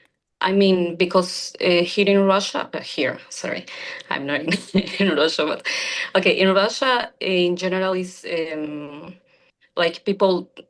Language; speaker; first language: English; non-native, learner; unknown